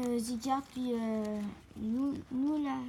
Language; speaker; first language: French; native; French